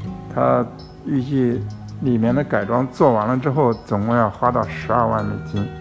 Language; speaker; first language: Chinese; native; Chinese